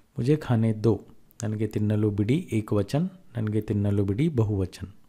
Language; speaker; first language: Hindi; non-native, local second language; Kannada